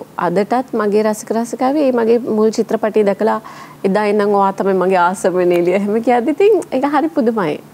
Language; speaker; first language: Sinhala; non-native, local second language; English